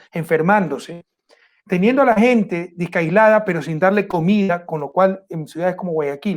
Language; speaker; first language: Spanish; native; Spanish